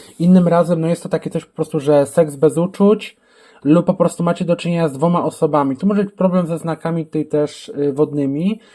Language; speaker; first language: Polish; native; Polish